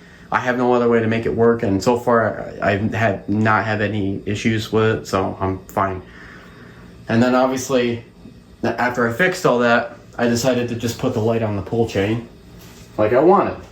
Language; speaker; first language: English; native; English